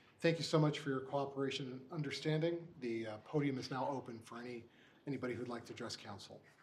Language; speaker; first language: English; native; English